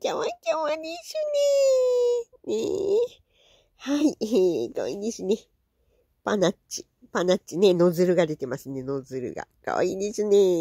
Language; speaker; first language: Japanese; native; Japanese